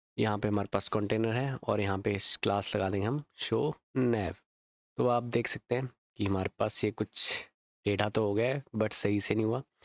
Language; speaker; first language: Hindi; native; Hindi